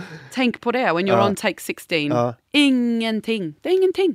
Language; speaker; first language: Swedish; non-native, fluent; English